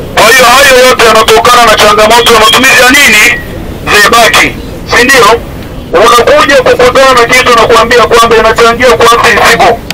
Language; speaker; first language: Swahili; native; Swahili